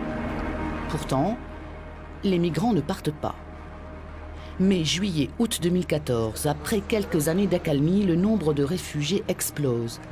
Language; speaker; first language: French; native; French